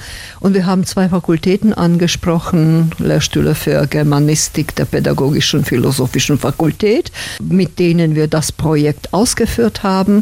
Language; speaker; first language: German; non-native, fluent; Slovak